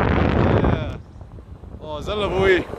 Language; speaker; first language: Vietnamese; non-native, learner; English